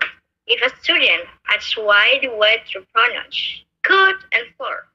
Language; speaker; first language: English; non-native, learner; Indonesian